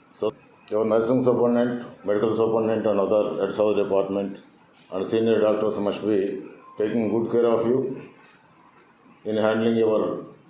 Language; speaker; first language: English; non-native, local second language; Telugu